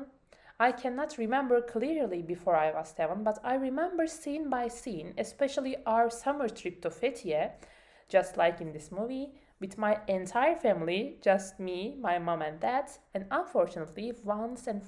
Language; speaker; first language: English; non-native, learner; Turkish